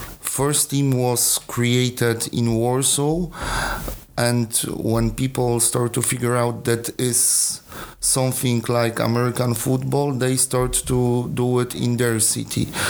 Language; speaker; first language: English; non-native, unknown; Polish